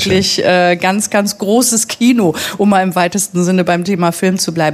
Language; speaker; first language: German; native; German